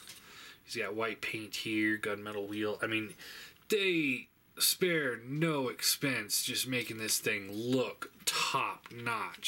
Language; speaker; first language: English; native; English